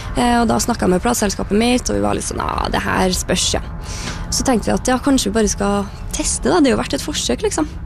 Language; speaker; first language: Norwegian; native; Norwegian